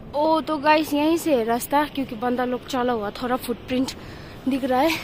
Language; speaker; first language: Hindi; non-native, local second language; Nepali